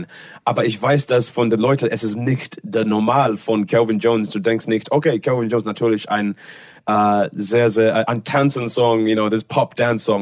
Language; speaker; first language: German; non-native, learner; English